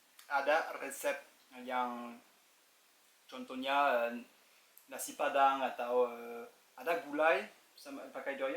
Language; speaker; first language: Indonesian; non-native, learner; French